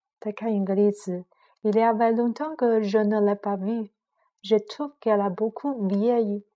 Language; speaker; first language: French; non-native, fluent; Chinese